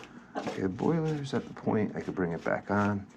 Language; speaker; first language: English; native; English